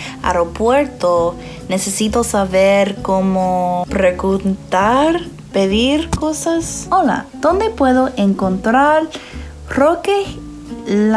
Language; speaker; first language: Spanish; early bilingual, heritage; English